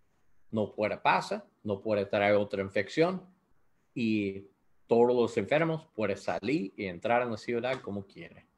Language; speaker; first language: Spanish; non-native, learner; English